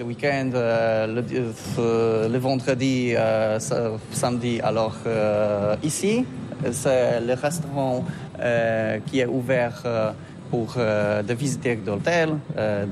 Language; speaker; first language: French; non-native, learner; Polish